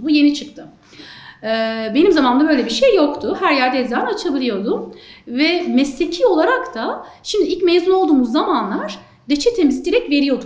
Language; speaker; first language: Turkish; native; Turkish